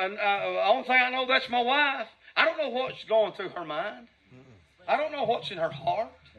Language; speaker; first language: English; native; English